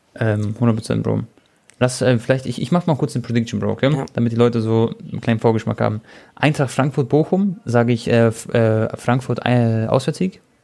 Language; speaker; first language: German; early bilingual, other home language; Croatian